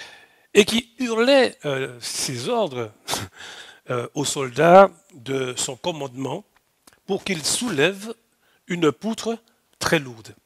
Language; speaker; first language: French; native; French